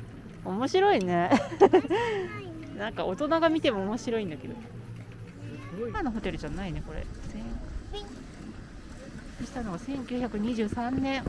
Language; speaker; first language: Japanese; native; Japanese